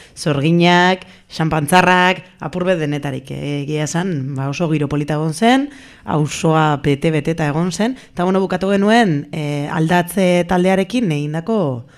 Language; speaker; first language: Basque; non-native, local second language; Spanish